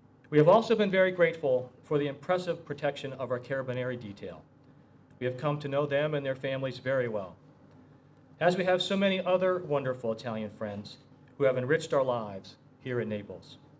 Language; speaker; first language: English; native; English